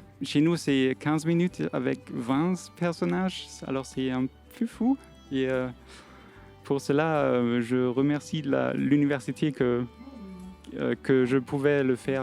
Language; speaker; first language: French; non-native, fluent; German